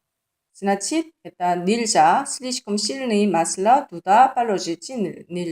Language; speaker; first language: Russian; non-native, learner; Korean